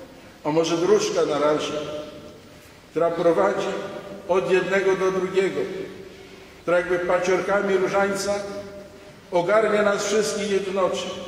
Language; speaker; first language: Polish; native; Polish